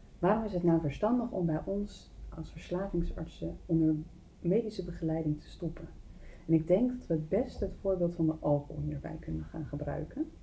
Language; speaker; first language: Dutch; native; Dutch